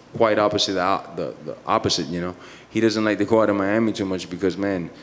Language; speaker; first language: English; native; English